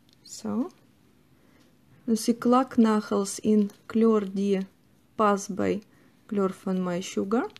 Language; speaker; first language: Dutch; non-native, learner; Russian